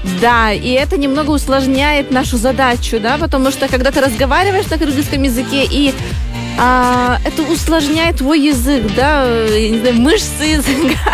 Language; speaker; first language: Russian; native; Russian